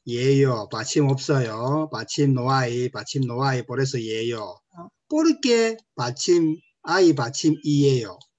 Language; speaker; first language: Spanish; non-native, learner; Korean